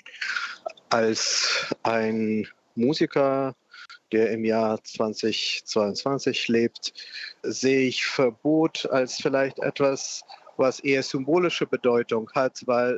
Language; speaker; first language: German; non-native, fluent; Russian